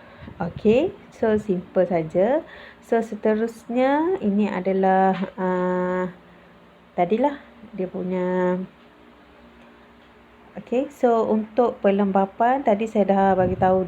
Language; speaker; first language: Malay; native; Malay